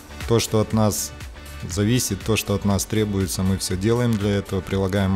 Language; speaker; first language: Russian; native; Russian